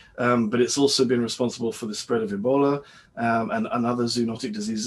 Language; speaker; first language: English; native; English